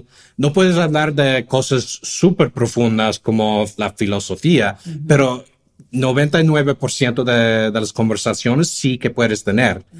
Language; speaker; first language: Spanish; non-native, fluent; English